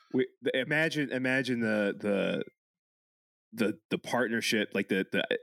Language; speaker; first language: English; early bilingual, other home language; Italian